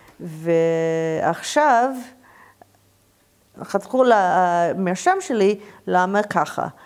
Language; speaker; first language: Hebrew; non-native, learner; English